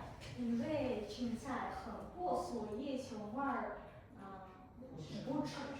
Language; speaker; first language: Chinese; non-native, learner; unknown